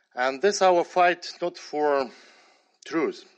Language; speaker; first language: English; non-native, fluent; Ukrainian